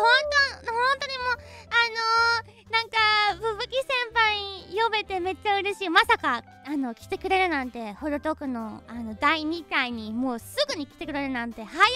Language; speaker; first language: Japanese; non-native, fluent; German